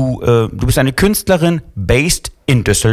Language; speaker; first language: German; non-native, fluent; Italian